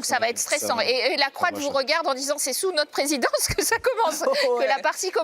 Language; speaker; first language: French; native; French